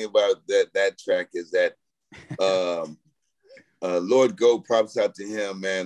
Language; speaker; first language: English; native; English